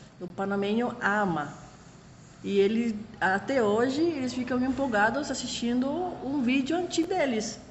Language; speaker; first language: Portuguese; non-native, fluent; Spanish